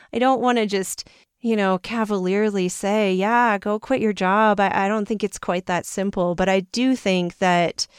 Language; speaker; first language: English; native; English